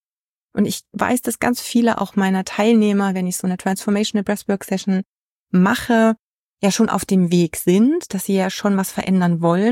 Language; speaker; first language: German; native; German